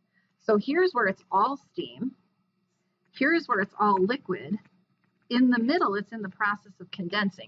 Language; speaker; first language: English; native; English